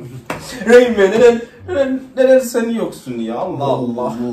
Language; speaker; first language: Turkish; non-native, learner; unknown